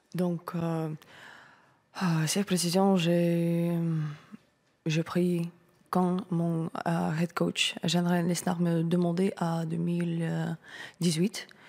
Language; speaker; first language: French; non-native, learner; Russian